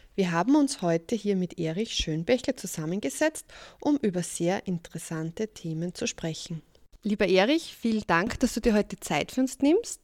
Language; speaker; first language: German; native; German